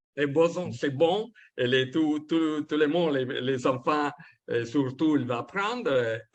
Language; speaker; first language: French; non-native, learner; Italian